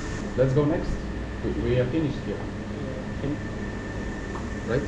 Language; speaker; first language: English; non-native, fluent; Russian